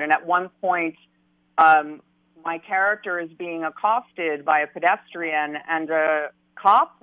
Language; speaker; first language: English; native; English